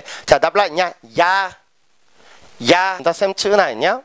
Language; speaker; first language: Vietnamese; non-native, fluent; Korean